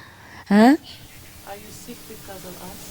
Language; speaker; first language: English; non-native, learner; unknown